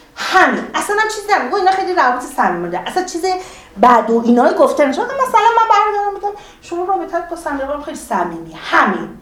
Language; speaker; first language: Persian; native; Persian